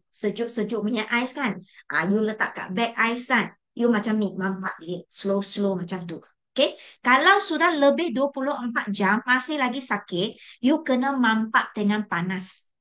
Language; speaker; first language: Malay; non-native, local second language; Chinese